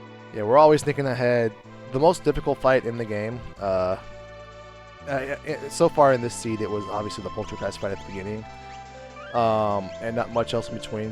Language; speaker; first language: English; native; English